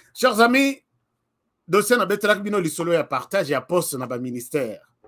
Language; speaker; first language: French; non-native, local second language; Lingala